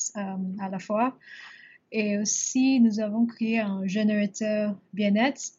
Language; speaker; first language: French; non-native, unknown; English